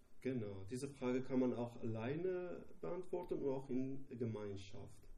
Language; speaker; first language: German; non-native, learner; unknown